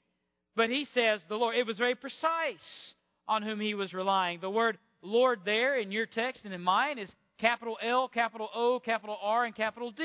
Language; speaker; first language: English; native; English